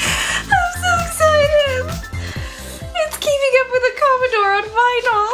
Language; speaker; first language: English; native; English